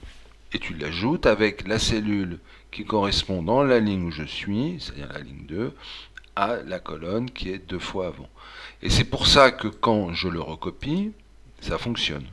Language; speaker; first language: French; native; French